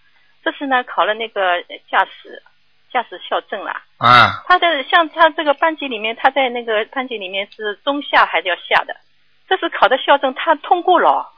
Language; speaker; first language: Chinese; native; Chinese